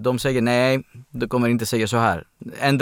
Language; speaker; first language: Swedish; non-native, learner; Greek